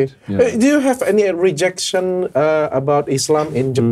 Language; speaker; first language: English; non-native, learner; Indonesian